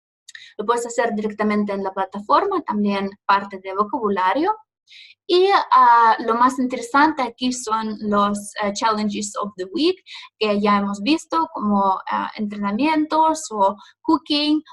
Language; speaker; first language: Spanish; non-native, fluent; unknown